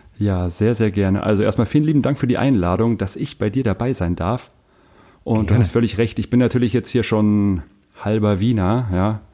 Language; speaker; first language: German; native; German